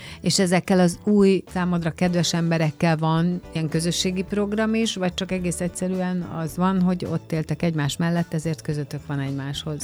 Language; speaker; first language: Hungarian; native; Hungarian